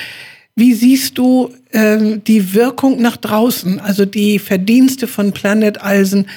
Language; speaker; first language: German; native; German